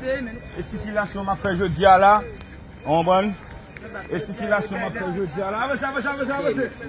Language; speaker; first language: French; non-native, local second language; Haitian Creole